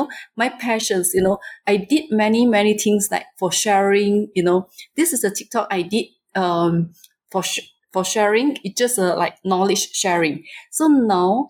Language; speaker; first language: English; non-native, local second language; Chinese